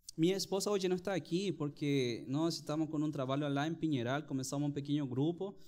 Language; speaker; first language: Portuguese; non-native, fluent; Spanish